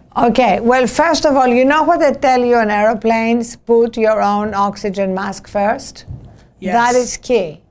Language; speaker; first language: English; non-native, fluent; Greek